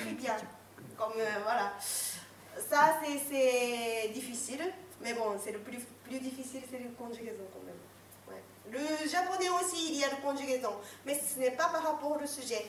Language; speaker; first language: French; non-native, fluent; Japanese